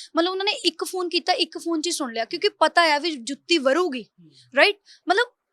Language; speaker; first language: Punjabi; native; Punjabi